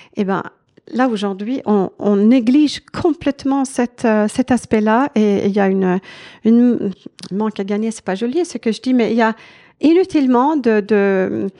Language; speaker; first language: French; non-native, fluent; Swedish